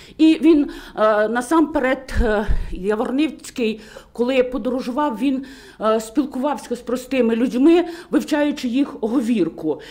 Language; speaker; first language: Ukrainian; native; Ukrainian